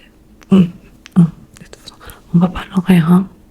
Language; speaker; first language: French; non-native, learner; Spanish